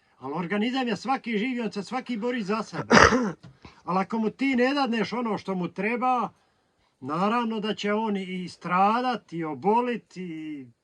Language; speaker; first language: Bosnian; native; Bosnian